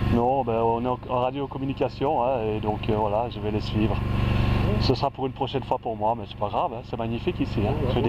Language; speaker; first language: French; native; French